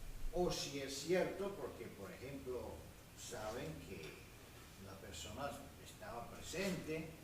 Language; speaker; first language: Spanish; non-native, fluent; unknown